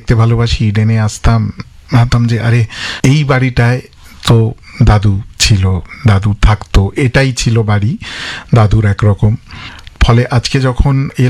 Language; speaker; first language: Bangla; non-native, local second language; English